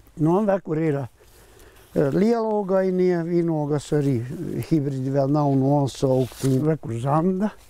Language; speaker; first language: Latvian; non-native, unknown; Hungarian